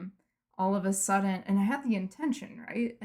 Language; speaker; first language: English; native; English